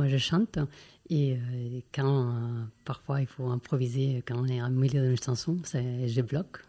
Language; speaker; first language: French; non-native, fluent; Spanish